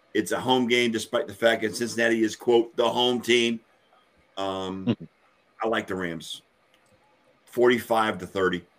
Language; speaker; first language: English; native; English